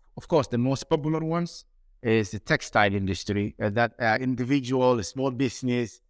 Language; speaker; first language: English; non-native, fluent; Somali